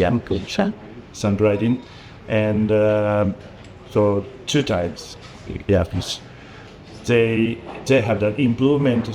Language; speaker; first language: English; non-native, learner; Japanese